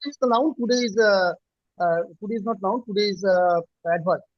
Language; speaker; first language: English; non-native, learner; Hindi